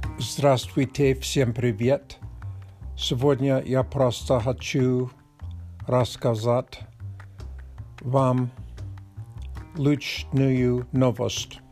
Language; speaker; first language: Russian; non-native, learner; English